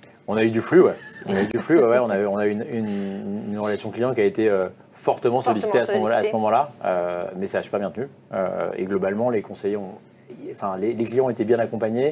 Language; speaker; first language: French; native; French